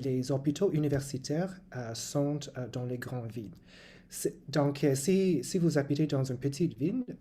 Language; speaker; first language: French; non-native, local second language; English